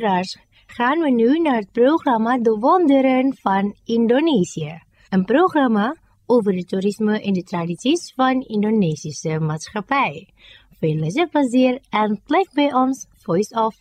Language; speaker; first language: Dutch; non-native, fluent; Indonesian